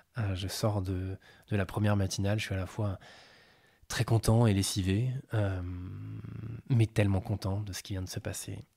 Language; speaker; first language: French; native; French